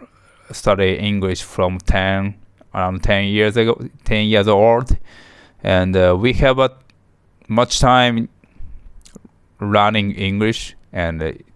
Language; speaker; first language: English; non-native, learner; Japanese